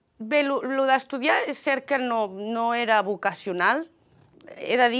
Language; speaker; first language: Catalan; early bilingual, other home language; Spanish